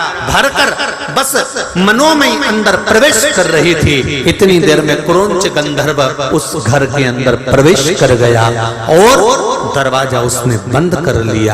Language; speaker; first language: Hindi; native; Hindi